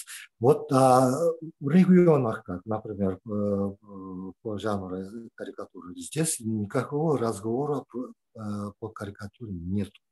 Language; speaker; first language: Russian; non-native, local second language; Kyrgyz